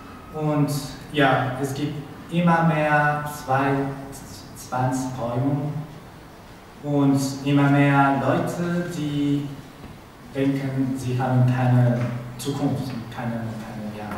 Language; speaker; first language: German; non-native, learner; Spanish